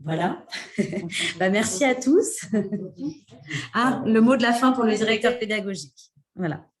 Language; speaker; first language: French; native; French